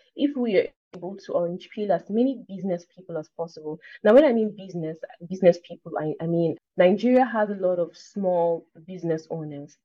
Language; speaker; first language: English; non-native, local second language; Igbo